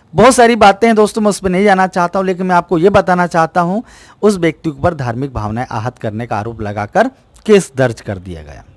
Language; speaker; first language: Hindi; native; Hindi